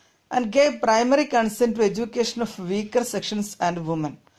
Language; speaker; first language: English; non-native, local second language; Malayalam